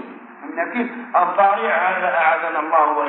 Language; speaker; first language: Arabic; native; Arabic